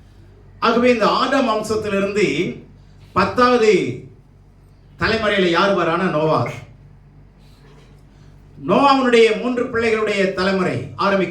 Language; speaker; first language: Tamil; native; Tamil